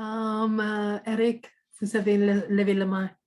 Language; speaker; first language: French; non-native, fluent; English